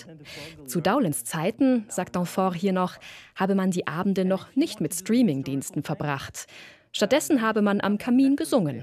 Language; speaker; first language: German; native; German